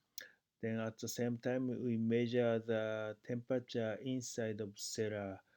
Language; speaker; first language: English; non-native, fluent; Japanese